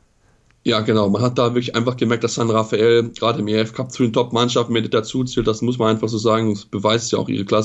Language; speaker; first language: German; native; German